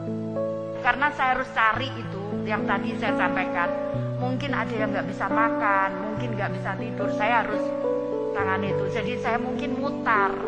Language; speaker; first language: Indonesian; non-native, local second language; Javanese